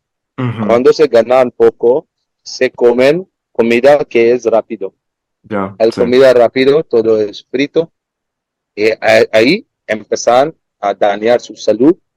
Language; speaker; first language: Spanish; non-native, learner; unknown